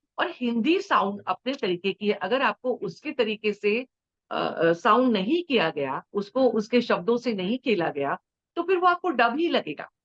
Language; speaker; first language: Hindi; native; Hindi